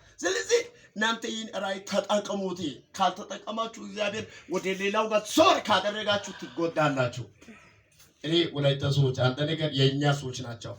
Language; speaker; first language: Amharic; non-native, local second language; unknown